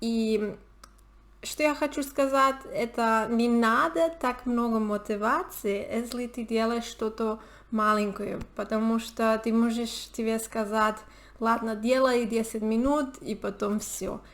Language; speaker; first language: Russian; non-native, learner; Spanish